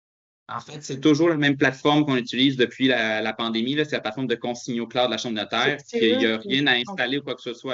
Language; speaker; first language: French; native; French